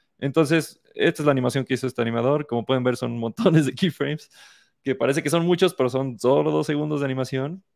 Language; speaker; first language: Spanish; native; Spanish